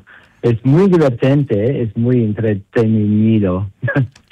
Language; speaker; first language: Spanish; non-native, fluent; English